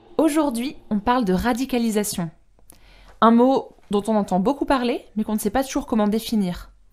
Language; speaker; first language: French; native; French